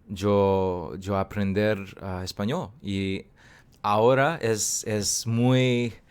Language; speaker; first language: Spanish; non-native, learner; English